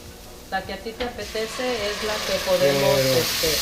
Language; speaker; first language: Spanish; native; Spanish